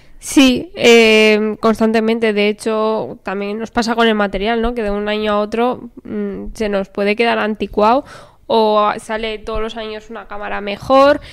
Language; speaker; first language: Spanish; native; Spanish